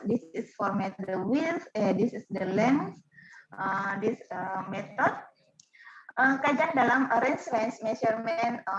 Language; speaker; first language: English; non-native, learner; Indonesian